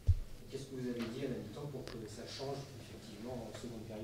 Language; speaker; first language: French; native; French